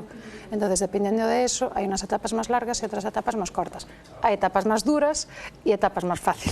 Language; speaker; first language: Spanish; native; Spanish